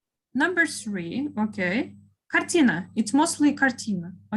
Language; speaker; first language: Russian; non-native, local second language; Kyrgyz